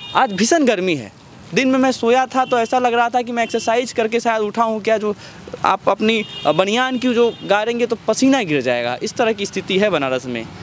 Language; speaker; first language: Hindi; native; Hindi